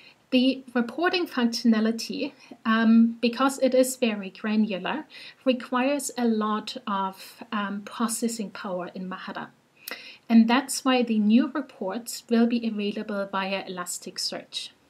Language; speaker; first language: English; non-native, fluent; German